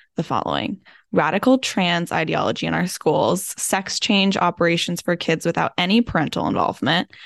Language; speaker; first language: English; native; English